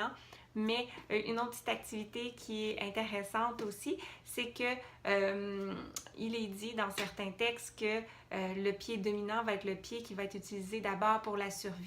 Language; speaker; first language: French; native; French